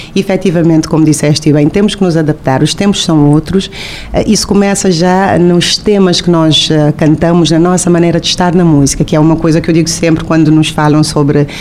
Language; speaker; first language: Portuguese; non-native, local second language; Kabuverdianu